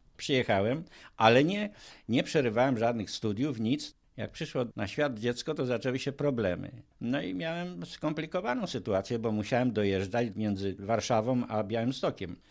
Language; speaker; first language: Polish; native; Polish